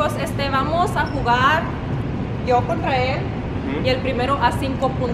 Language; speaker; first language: Spanish; native; Spanish